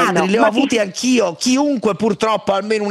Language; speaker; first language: Italian; native; Italian